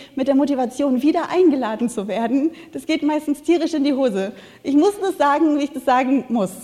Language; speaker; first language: German; native; German